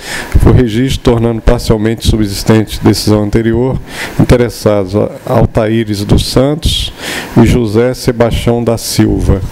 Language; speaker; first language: Portuguese; native; Portuguese